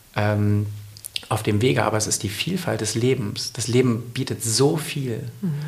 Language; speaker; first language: German; native; German